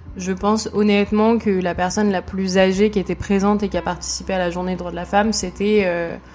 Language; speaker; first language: French; native; French